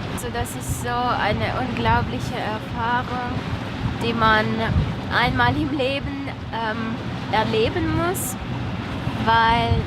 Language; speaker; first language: German; non-native, fluent; Romanian